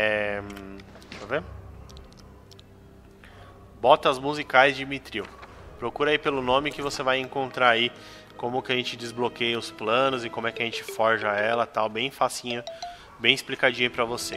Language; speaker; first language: Portuguese; native; Portuguese